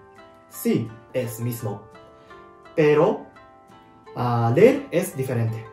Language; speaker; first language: Spanish; non-native, learner; Japanese